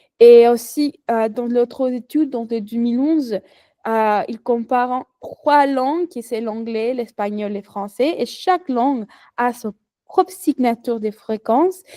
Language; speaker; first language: French; non-native, learner; Spanish